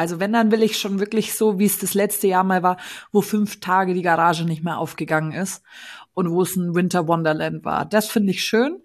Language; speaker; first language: German; native; German